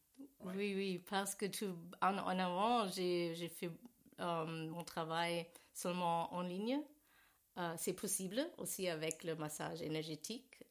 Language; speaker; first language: French; non-native, learner; German